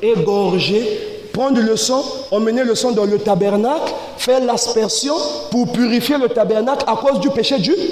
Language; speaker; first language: French; non-native, local second language; Lingala